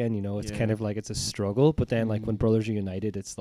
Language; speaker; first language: English; native; English